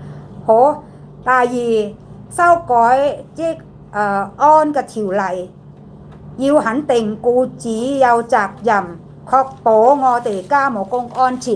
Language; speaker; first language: Cantonese; non-native, learner; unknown